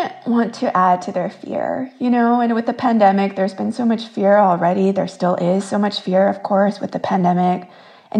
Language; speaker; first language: English; early bilingual, other home language; Korean